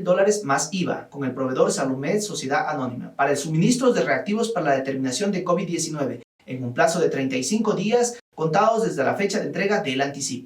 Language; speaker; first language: Spanish; native; Spanish